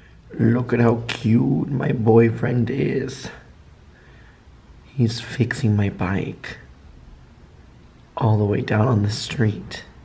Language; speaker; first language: English; native; English